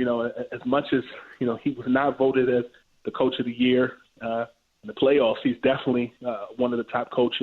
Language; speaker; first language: English; native; English